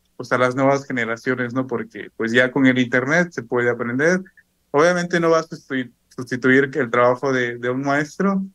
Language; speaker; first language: Spanish; non-native, local second language; Zapotec